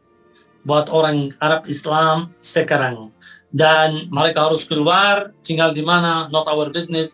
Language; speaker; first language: Indonesian; non-native, fluent; Arabic